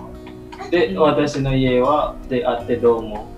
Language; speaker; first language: Japanese; non-native, learner; Indonesian